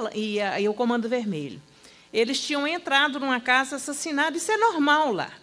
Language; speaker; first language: Portuguese; native; Portuguese